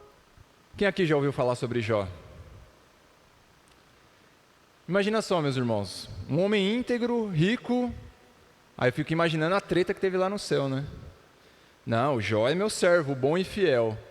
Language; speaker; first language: Portuguese; native; Portuguese